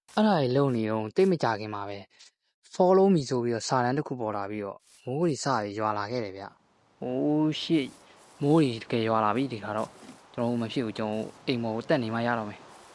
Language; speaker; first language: Burmese; native; Burmese